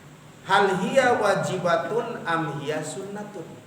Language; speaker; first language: Arabic; non-native, learner; Indonesian